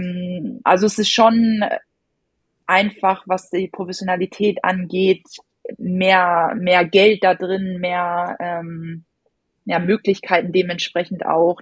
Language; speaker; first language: German; native; German